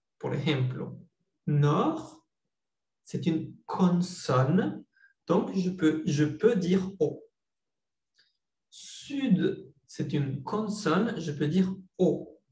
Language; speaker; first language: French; non-native, fluent; Spanish